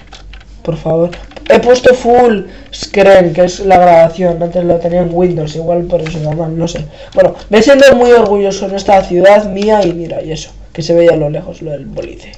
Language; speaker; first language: Spanish; native; Spanish